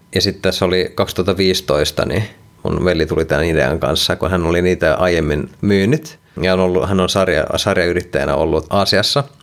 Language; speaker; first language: Finnish; non-native, local second language; Swedish